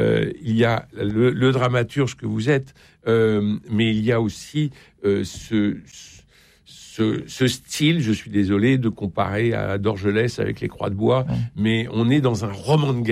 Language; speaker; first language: French; native; French